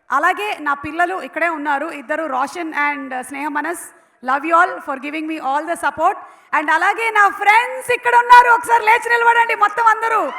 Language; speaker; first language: Telugu; non-native, local second language; Malayalam